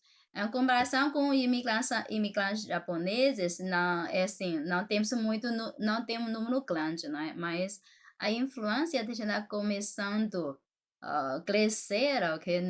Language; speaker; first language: Portuguese; non-native, fluent; Chinese